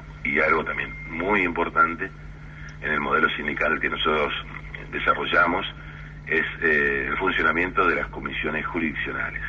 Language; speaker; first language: Spanish; native; Spanish